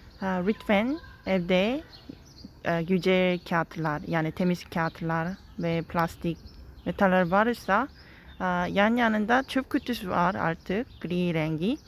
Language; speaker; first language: Turkish; non-native, learner; Korean